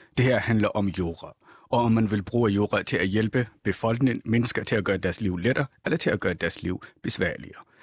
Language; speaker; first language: Danish; non-native, fluent; Somali